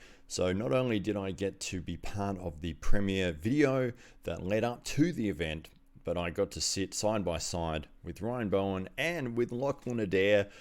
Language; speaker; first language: English; native; English